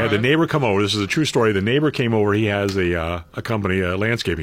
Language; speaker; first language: English; native; English